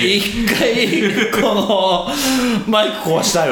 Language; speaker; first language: Japanese; native; Japanese